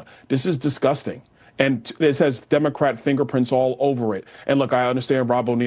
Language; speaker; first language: English; native; English